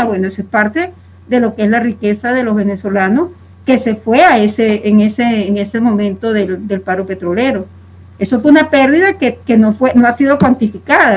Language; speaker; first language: Spanish; native; Spanish